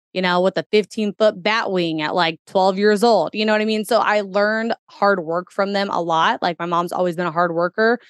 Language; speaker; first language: English; native; English